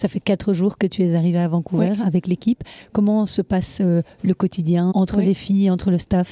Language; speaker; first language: French; native; French